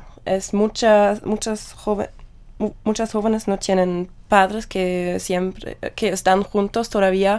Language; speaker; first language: Spanish; non-native, learner; German